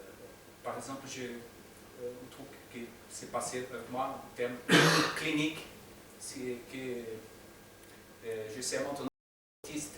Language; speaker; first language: French; non-native, fluent; Portuguese